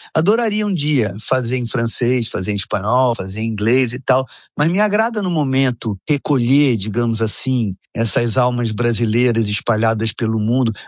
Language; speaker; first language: Portuguese; native; Portuguese